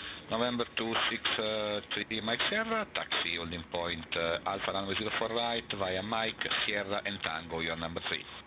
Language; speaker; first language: English; non-native, fluent; Italian